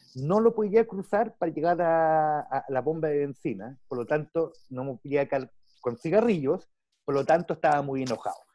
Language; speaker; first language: Spanish; early bilingual, heritage; Spanish